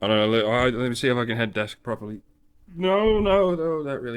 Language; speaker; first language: English; native; English